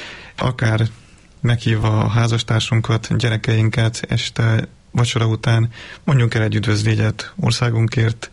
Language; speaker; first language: Hungarian; native; Hungarian